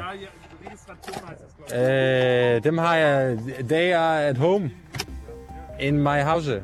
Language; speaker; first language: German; non-native, learner; Danish